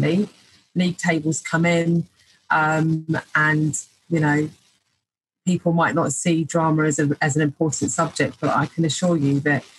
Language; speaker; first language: English; native; English